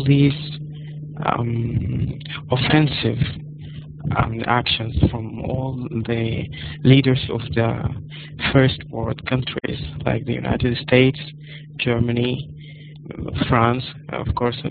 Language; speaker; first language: English; non-native, fluent; Arabic